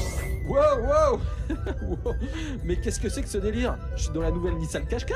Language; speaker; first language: French; native; French